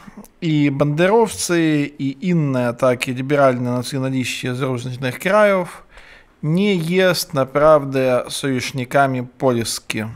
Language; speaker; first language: Polish; non-native, learner; Belarusian